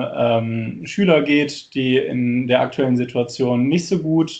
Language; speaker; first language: German; native; German